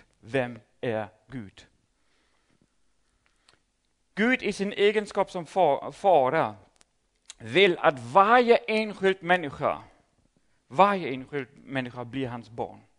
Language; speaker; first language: Swedish; non-native, fluent; German